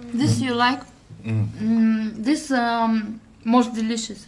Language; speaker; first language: English; non-native, learner; Russian